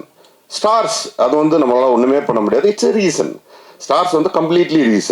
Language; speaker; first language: Tamil; native; Tamil